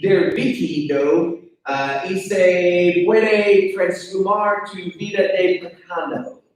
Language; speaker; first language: Spanish; non-native, learner; English